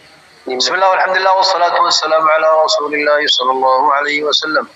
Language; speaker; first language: Arabic; non-native, fluent; Indonesian